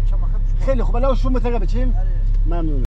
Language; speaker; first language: Persian; non-native, local second language; Kurdish